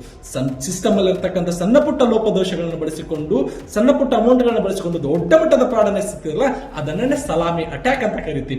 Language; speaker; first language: Kannada; native; Kannada